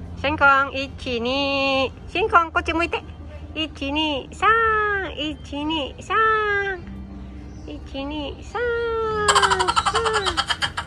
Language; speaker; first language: Japanese; non-native, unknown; Filipino